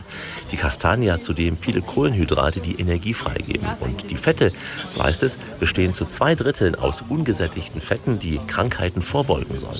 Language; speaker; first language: German; native; German